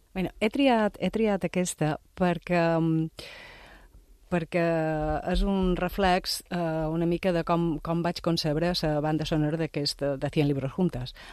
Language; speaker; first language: Catalan; native; Catalan